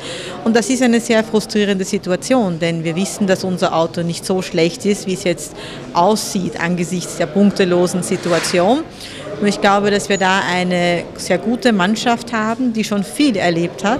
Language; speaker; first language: German; early bilingual, other home language; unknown